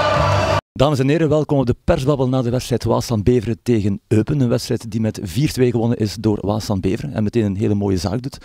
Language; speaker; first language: Dutch; native; Dutch